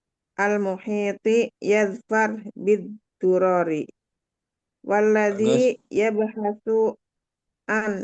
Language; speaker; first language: Arabic; non-native, learner; Indonesian